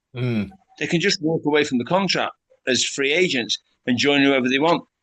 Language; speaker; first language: English; native; English